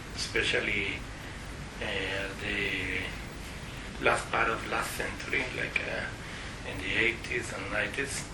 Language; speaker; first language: English; non-native, fluent; Spanish